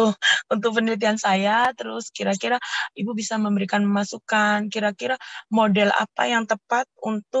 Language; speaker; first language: Indonesian; native; Indonesian